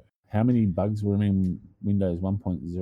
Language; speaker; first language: English; native; English